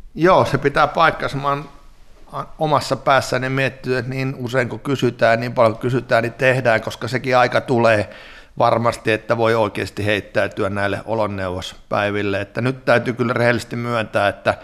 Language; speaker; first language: Finnish; native; Finnish